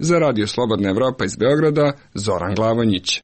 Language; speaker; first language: Serbian; native; Serbian